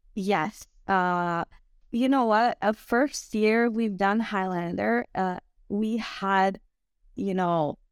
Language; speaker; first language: English; non-native, fluent; Croatian